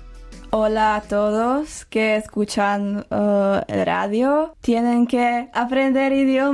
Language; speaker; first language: Spanish; non-native, learner; Czech